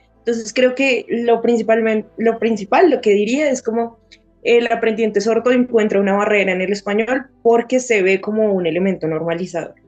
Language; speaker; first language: Spanish; native; Spanish